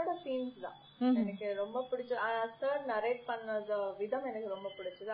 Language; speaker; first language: Tamil; non-native, fluent; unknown